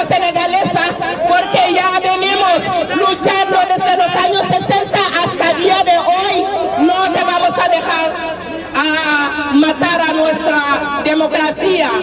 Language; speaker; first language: Spanish; non-native, fluent; Wolof